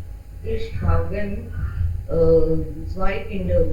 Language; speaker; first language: German; non-native, learner; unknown